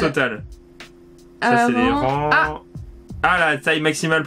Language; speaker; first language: French; native; French